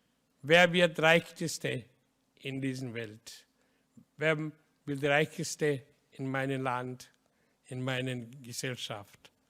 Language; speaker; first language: German; non-native, learner; Hindi